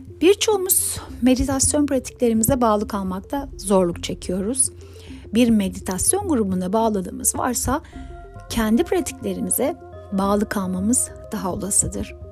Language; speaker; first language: Turkish; native; Turkish